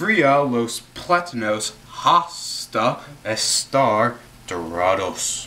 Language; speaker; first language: Spanish; non-native, learner; English